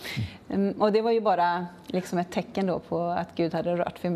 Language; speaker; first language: Swedish; native; Swedish